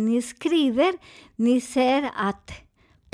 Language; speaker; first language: Swedish; non-native, fluent; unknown